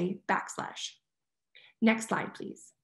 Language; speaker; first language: English; native; English